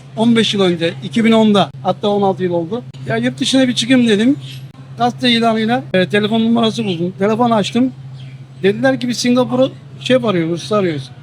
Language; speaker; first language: Turkish; native; Turkish